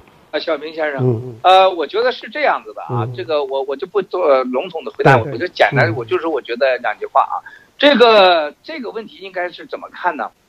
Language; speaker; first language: Chinese; native; Chinese